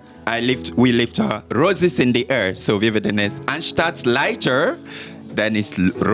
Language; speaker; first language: German; non-native, learner; English